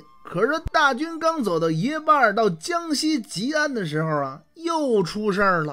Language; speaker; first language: Chinese; native; Chinese